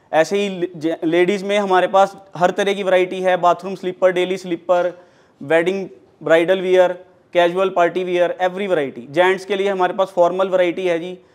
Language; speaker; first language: Hindi; native; Hindi